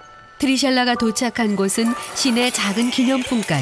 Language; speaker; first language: Korean; native; Korean